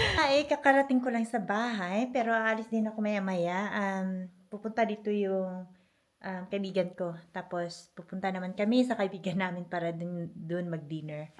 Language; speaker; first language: Filipino; non-native, local second language; Cebuano